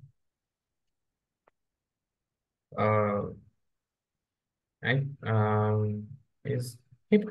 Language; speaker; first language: English; non-native, learner; Vietnamese